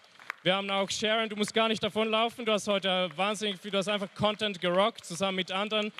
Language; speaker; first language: German; native; German